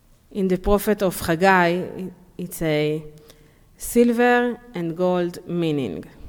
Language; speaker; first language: English; non-native, learner; Hebrew